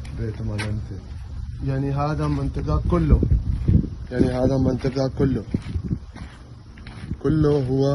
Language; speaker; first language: Arabic; non-native, learner; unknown